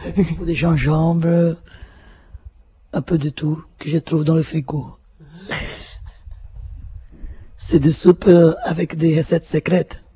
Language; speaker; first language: French; non-native, fluent; Portuguese